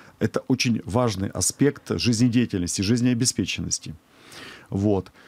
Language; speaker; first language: Russian; native; Russian